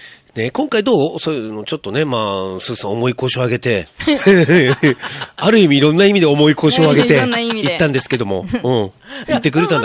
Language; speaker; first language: Japanese; native; Japanese